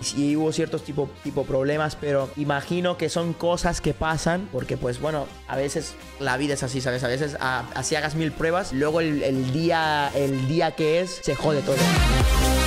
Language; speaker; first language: Spanish; native; Spanish